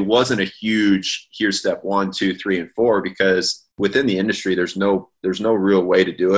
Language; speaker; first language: English; native; English